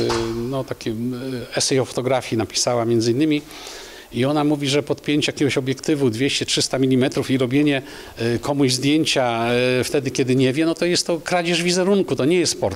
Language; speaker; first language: Polish; native; Polish